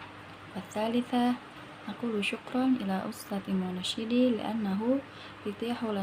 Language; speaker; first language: Arabic; non-native, learner; Indonesian